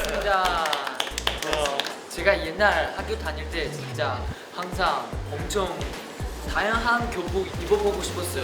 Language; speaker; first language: Korean; non-native, learner; Chinese